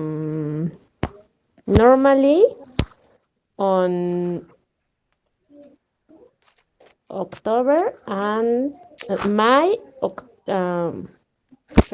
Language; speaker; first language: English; non-native, learner; Spanish